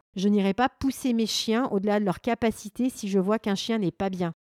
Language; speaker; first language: French; native; French